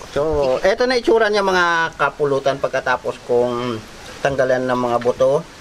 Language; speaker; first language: Filipino; non-native, local second language; Kinaray-a